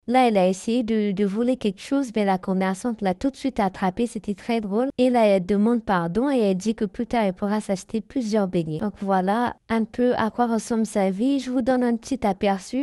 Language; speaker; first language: French; native; French